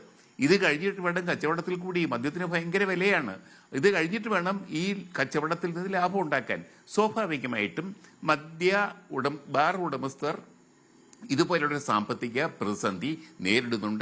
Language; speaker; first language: Malayalam; native; Malayalam